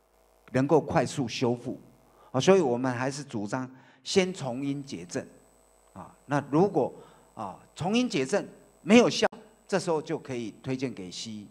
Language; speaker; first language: Chinese; native; Chinese